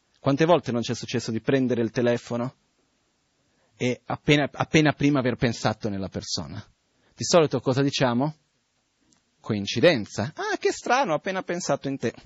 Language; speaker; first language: Italian; non-native, fluent; Portuguese